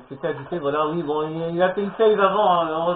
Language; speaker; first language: French; native; French